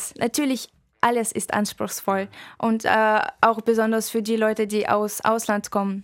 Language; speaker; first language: German; non-native, fluent; Russian